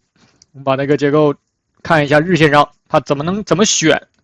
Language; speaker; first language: Chinese; native; Chinese